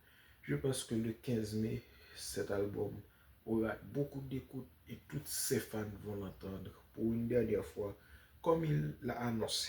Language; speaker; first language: French; non-native, local second language; Haitian Creole